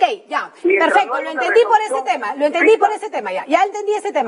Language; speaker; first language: Spanish; native; Spanish